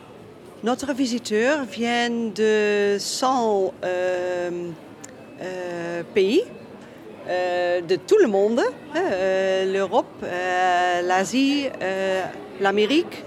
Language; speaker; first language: French; non-native, learner; Dutch